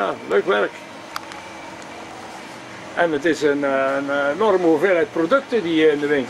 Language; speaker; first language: Dutch; native; Dutch